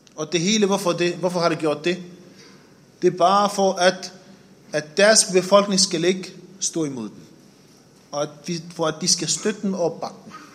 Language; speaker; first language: Danish; non-native, fluent; Arabic